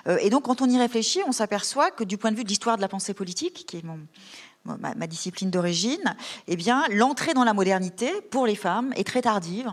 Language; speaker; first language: French; native; French